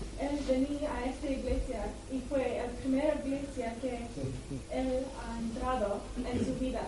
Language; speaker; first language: Spanish; non-native, learner; English